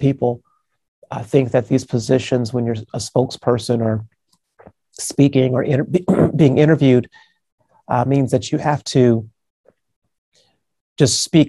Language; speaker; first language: English; native; English